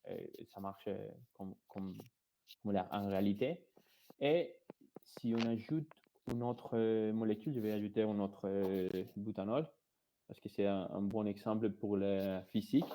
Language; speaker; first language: French; non-native, fluent; Spanish